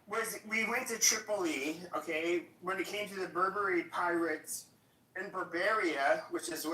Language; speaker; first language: English; native; English